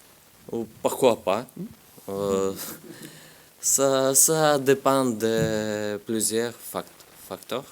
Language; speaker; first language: French; non-native, learner; Russian